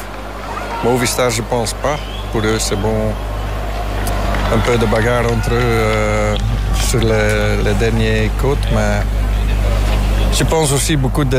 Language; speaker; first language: French; non-native, fluent; Dutch